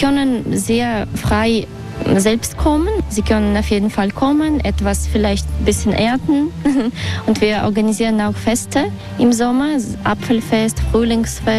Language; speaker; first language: German; non-native, fluent; Russian